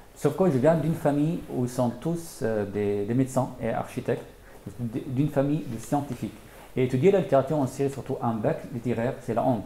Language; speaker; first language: French; non-native, fluent; Arabic